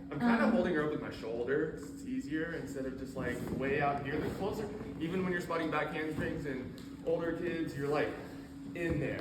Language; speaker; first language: English; native; English